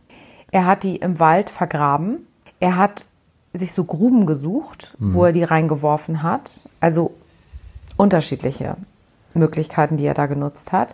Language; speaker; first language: German; native; German